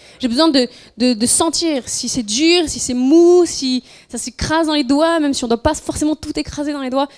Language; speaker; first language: French; non-native, fluent; Spanish